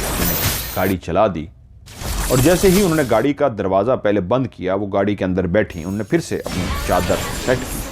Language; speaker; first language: Urdu; non-native, local second language; Punjabi